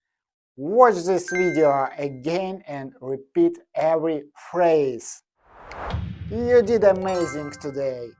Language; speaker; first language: English; non-native, fluent; Russian